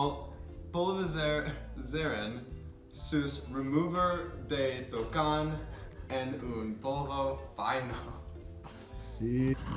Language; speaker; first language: Spanish; non-native, learner; English